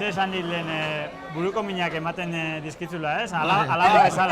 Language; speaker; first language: Basque; native; Basque